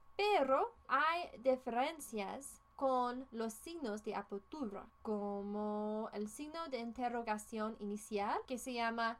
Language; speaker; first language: Spanish; non-native, fluent; English